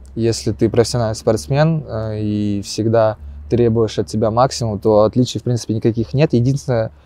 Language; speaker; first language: Russian; native; Russian